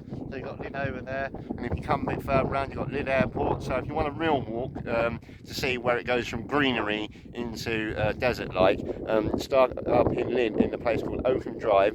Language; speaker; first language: English; native; English